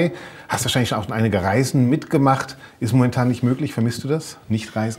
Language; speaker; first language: German; native; German